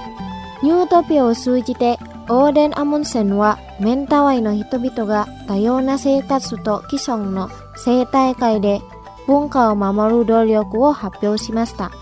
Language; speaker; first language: Japanese; non-native, fluent; Indonesian